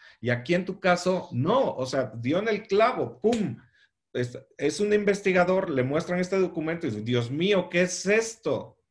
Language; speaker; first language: Spanish; native; Spanish